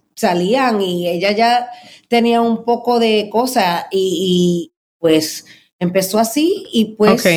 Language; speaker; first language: Spanish; early bilingual, heritage; Spanish